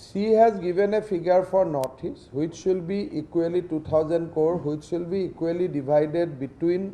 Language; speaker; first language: English; non-native, local second language; Assamese